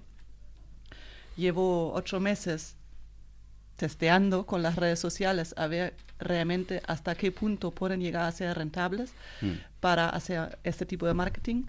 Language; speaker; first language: Spanish; non-native, fluent; German